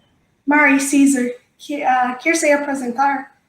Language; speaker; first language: Portuguese; non-native, fluent; English